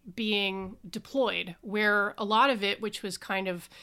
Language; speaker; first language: English; native; English